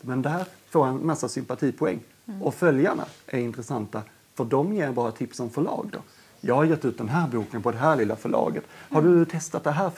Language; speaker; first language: Swedish; native; Swedish